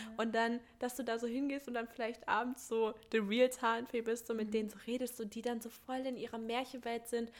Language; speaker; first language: German; early bilingual, other home language; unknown